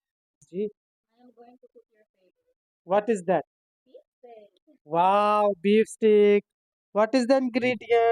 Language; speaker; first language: English; non-native, learner; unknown